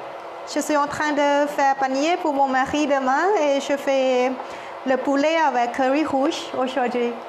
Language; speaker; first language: French; non-native, learner; Thai